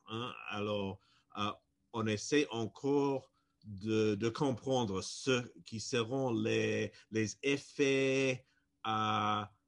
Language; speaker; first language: French; non-native, fluent; English